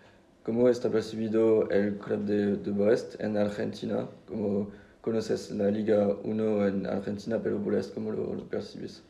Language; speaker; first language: Spanish; non-native, fluent; French